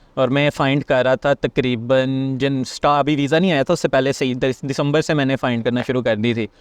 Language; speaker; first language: Urdu; non-native, local second language; Punjabi